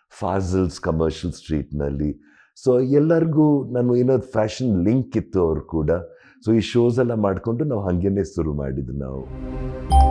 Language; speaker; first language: Kannada; non-native, local second language; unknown